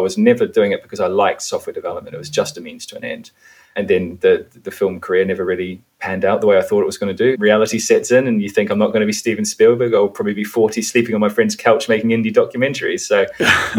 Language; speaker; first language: English; native; English